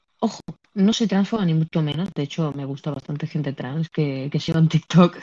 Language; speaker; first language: Spanish; native; Spanish